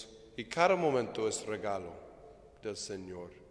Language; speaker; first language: Spanish; non-native, fluent; English